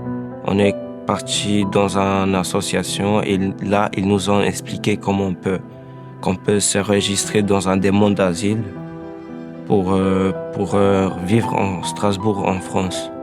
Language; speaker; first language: French; non-native, fluent; Albanian